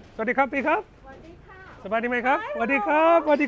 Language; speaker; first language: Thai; non-native, learner; English